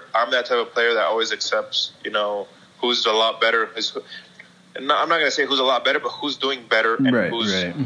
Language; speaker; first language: English; native; English